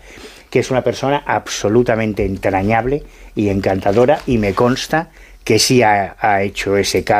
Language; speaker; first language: Spanish; native; Spanish